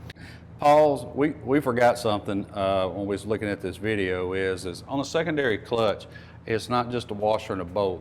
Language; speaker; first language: English; native; English